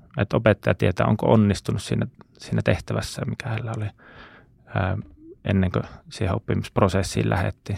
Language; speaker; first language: Finnish; native; Finnish